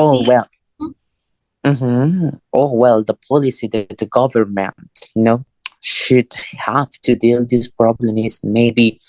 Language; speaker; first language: English; non-native, fluent; Spanish